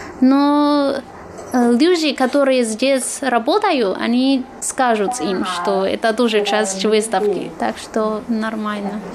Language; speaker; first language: Russian; non-native, fluent; Chinese